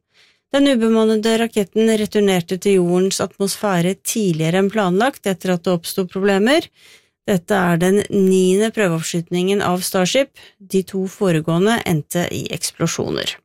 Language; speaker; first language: Norwegian; native; Norwegian